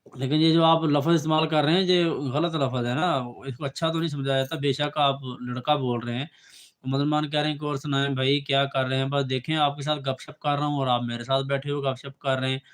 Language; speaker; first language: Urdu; non-native, local second language; Punjabi